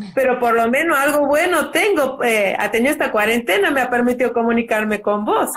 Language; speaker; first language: Spanish; native; Spanish